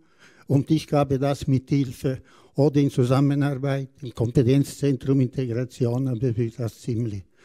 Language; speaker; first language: German; non-native, fluent; Italian